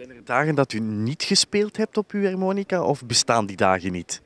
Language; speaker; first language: Dutch; native; Dutch